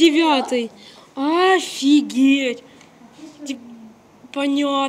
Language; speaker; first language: Russian; native; Russian